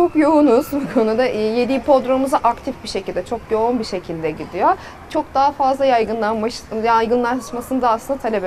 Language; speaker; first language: Turkish; native; Turkish